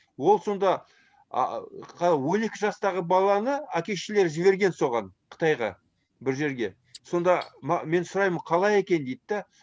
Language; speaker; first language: Kazakh; early bilingual, heritage; Kazakh